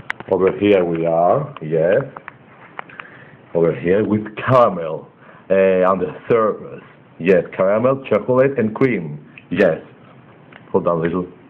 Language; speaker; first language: English; non-native, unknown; Greek